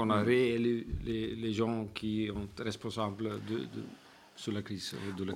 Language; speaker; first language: French; non-native, fluent; Icelandic